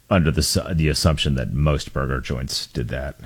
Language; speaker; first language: English; native; English